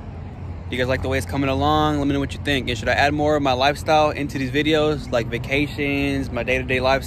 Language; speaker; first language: English; native; English